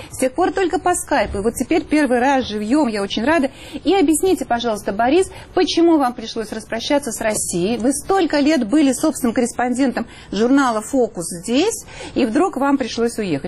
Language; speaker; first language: Russian; native; Russian